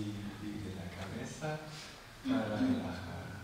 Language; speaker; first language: Spanish; non-native, learner; German